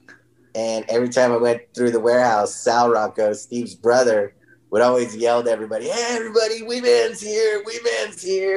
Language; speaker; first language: English; native; English